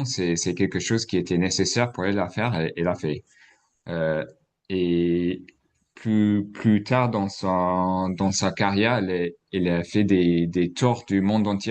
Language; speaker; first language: French; non-native, fluent; English